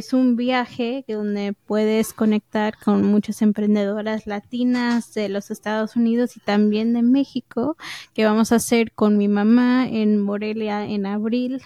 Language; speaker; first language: Spanish; early bilingual, heritage; English